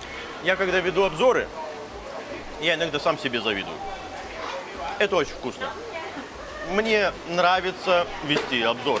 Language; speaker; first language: Russian; native; Russian